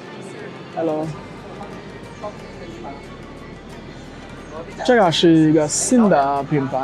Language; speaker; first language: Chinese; non-native, learner; Haitian Creole